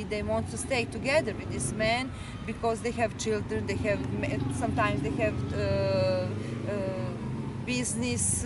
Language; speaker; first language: English; non-native, learner; Serbian